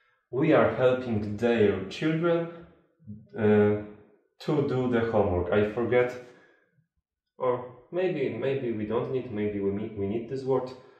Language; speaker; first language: English; non-native, fluent; Polish